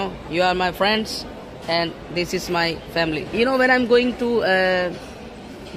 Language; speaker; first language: English; non-native, learner; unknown